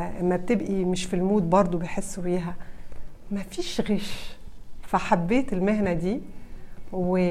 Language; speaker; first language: Arabic; early bilingual, heritage; Arabic